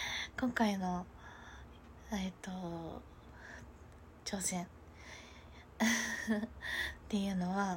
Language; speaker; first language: Japanese; native; Japanese